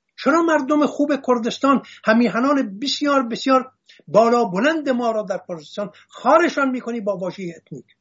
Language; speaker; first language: Persian; non-native, local second language; Assyrian Neo-Aramaic